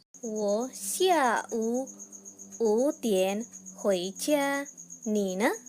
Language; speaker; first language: Chinese; non-native, learner; Indonesian